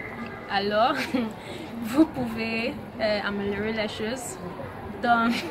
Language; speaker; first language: French; non-native, learner; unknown